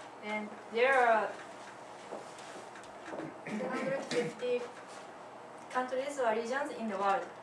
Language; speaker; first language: English; non-native, learner; Japanese